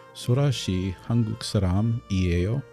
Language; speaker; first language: Korean; non-native, learner; English